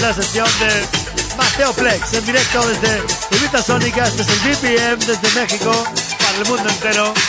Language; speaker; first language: Spanish; native; Spanish